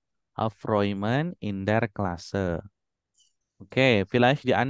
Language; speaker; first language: German; non-native, fluent; Indonesian